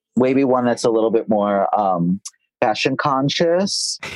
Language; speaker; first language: English; native; English